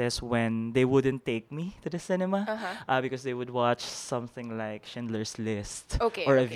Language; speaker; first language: English; non-native, local second language; Filipino